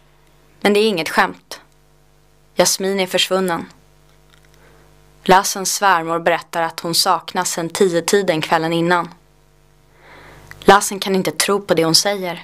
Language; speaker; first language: Swedish; native; Swedish